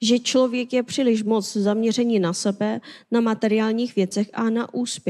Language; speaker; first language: Czech; non-native, fluent; Korean